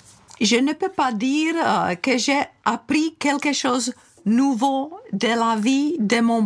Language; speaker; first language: French; non-native, fluent; Czech